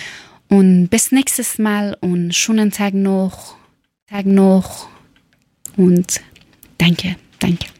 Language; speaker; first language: German; non-native, learner; Persian